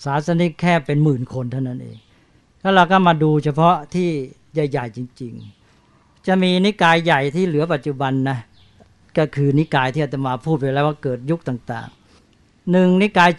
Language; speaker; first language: Thai; native; Thai